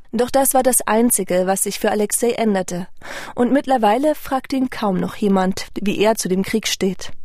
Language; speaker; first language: German; non-native, fluent; Russian